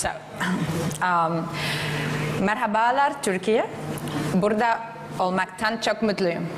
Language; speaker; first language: Turkish; non-native, learner; English